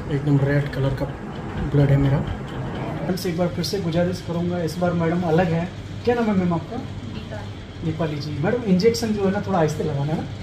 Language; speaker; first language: Hindi; non-native, local second language; Gujarati